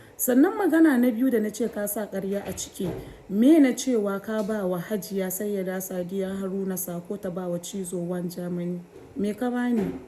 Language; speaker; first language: Hausa; non-native, local second language; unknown